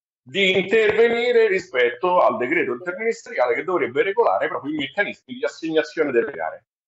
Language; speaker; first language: Italian; native; Italian